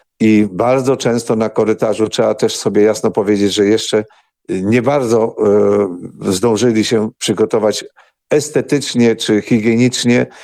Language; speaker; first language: Polish; non-native, local second language; Ukrainian